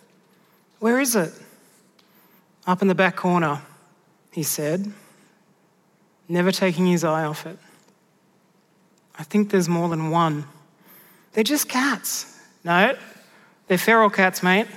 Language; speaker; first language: English; native; English